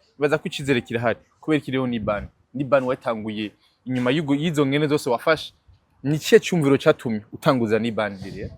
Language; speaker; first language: Rundi; native; Rundi